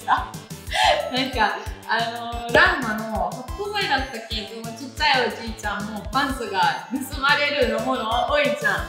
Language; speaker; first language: Japanese; non-native, fluent; Italian